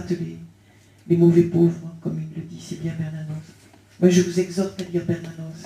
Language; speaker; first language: French; early bilingual, other home language; Spanish